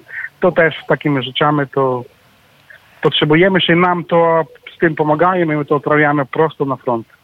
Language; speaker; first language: Polish; non-native, learner; Ukrainian